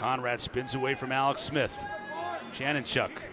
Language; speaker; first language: English; native; English